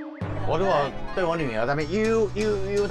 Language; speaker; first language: Chinese; native; Chinese